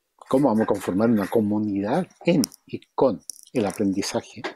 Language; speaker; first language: Spanish; native; Spanish